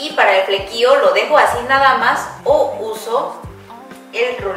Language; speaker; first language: Spanish; non-native, fluent; Korean